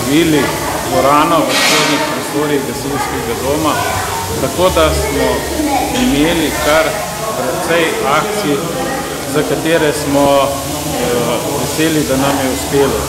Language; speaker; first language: Slovenian; native; Slovenian